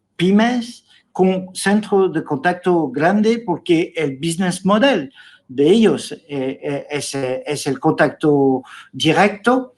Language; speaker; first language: Spanish; non-native, fluent; French